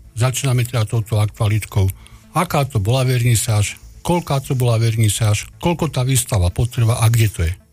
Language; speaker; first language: Slovak; native; Slovak